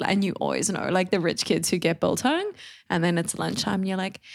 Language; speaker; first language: English; native; English